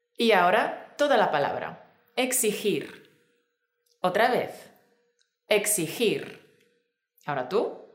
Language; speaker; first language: Spanish; native; Spanish